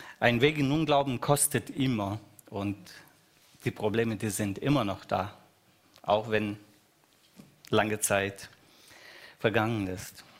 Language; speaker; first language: German; non-native, fluent; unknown